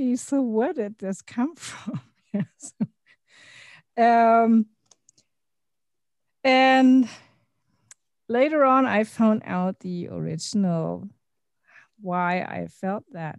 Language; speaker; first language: English; non-native, fluent; German